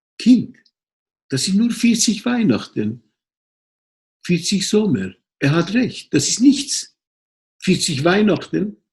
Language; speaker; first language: German; non-native, fluent; Persian